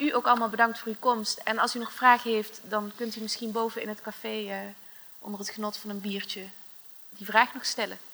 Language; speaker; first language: Dutch; native; Dutch